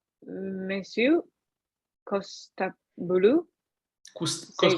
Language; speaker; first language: French; non-native, learner; Chinese